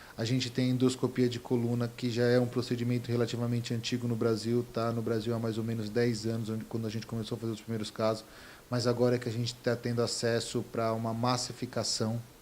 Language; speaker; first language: Portuguese; native; Portuguese